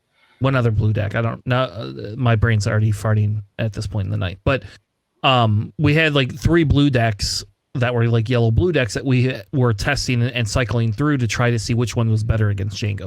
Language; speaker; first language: English; native; English